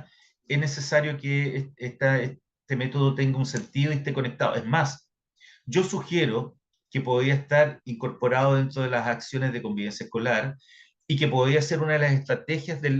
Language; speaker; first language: Spanish; native; Spanish